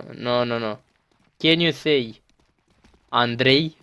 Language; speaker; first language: English; non-native, learner; Romanian